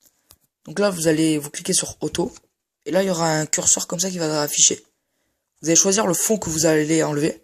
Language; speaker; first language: French; native; French